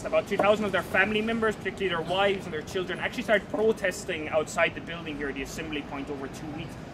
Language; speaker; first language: English; native; English